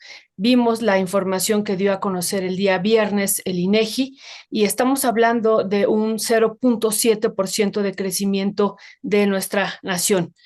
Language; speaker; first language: Spanish; native; Spanish